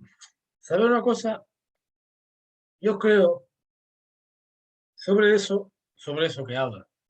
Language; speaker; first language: Spanish; non-native, fluent; Portuguese